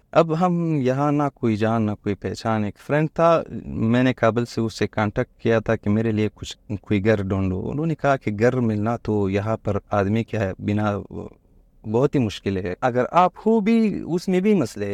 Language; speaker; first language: Urdu; non-native, fluent; Pashto